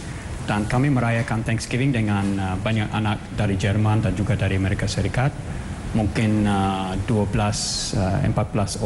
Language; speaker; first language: Indonesian; non-native, fluent; English